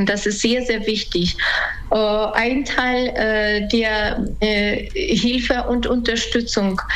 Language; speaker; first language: German; non-native, fluent; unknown